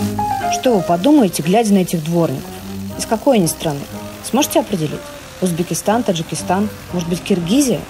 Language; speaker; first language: Russian; native; Russian